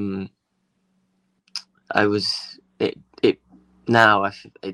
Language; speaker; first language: English; native; English